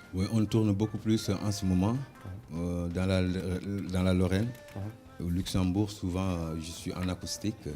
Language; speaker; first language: French; non-native, local second language; Wolof